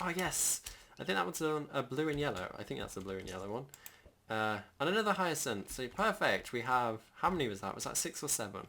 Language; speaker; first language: English; native; English